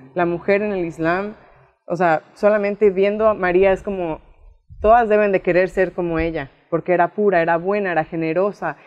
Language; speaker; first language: Spanish; native; Spanish